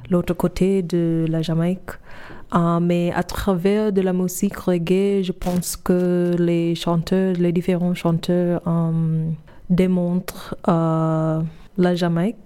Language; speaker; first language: French; non-native, fluent; English